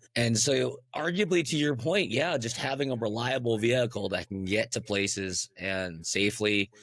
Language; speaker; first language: English; native; English